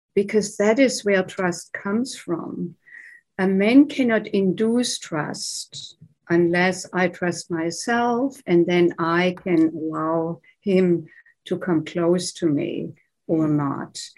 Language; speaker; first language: English; non-native, fluent; German